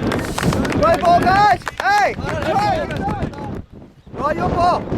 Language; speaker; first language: English; native; English